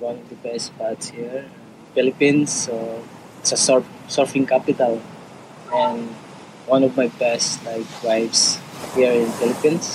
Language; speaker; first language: English; non-native, local second language; Surigaonon